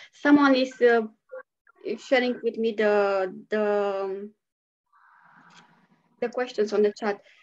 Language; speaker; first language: English; non-native, fluent; Romanian